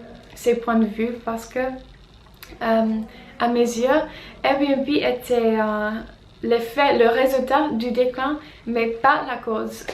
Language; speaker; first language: French; non-native, fluent; English